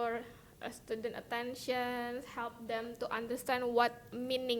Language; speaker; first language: English; non-native, local second language; Indonesian